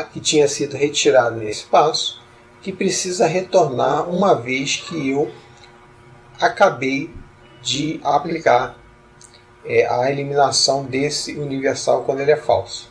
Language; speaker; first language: Portuguese; native; Portuguese